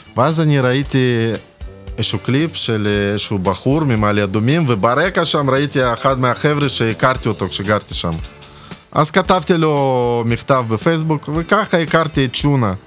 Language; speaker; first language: Hebrew; early bilingual, other home language; Russian